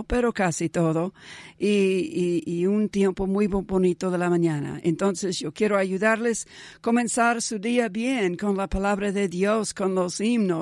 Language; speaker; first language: Spanish; non-native, fluent; English